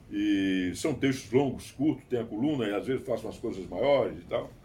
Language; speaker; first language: Portuguese; native; Portuguese